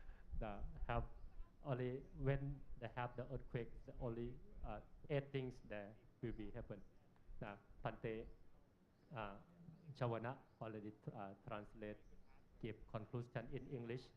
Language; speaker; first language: English; non-native, learner; Thai